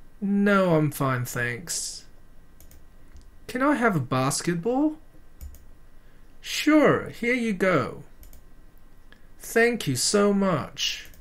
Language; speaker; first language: English; non-native, fluent; Chinese